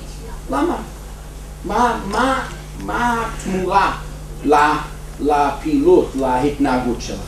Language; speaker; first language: Hebrew; non-native, fluent; English